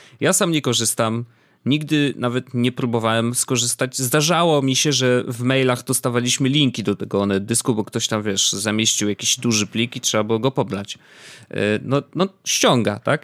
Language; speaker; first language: Polish; native; Polish